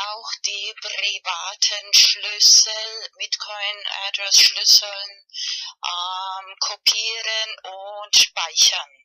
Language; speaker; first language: German; non-native, fluent; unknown